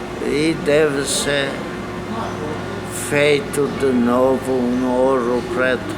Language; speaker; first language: Portuguese; non-native, fluent; Polish